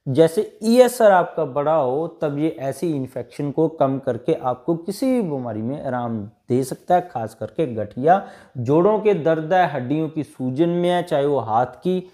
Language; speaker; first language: Hindi; native; Hindi